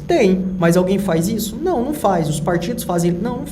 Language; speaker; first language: Portuguese; native; Portuguese